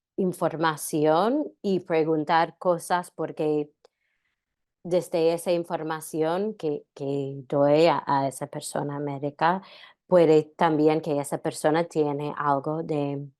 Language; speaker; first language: Spanish; non-native, fluent; English